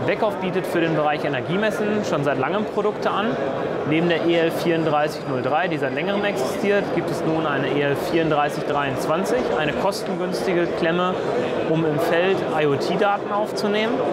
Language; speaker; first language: German; native; German